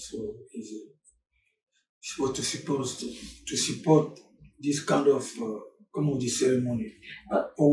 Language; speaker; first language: English; non-native, learner; French